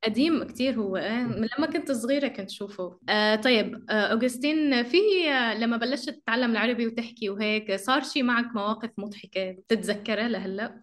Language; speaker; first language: Arabic; native; Arabic